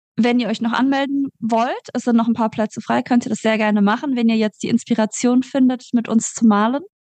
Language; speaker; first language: German; native; German